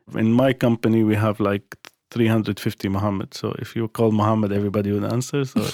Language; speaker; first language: English; non-native, fluent; Arabic